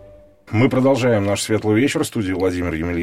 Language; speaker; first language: Russian; native; Russian